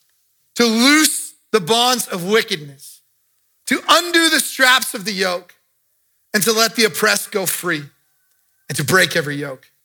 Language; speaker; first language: English; native; English